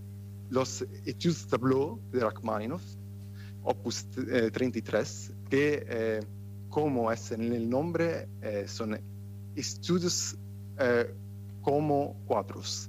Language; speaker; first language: Spanish; non-native, fluent; Italian